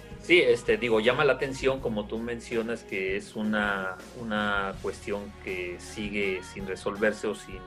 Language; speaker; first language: Spanish; native; Spanish